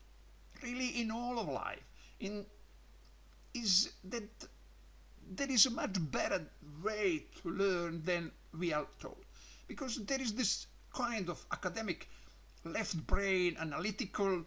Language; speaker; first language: English; non-native, learner; Croatian